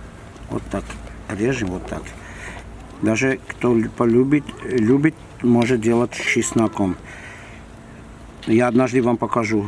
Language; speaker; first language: Russian; non-native, fluent; Armenian